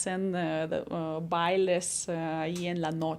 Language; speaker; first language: Spanish; non-native, fluent; Ukrainian